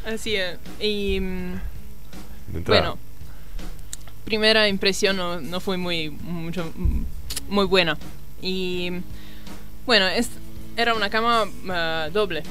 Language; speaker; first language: Spanish; non-native, learner; Italian